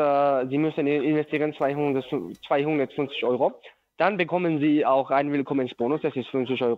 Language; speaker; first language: German; non-native, learner; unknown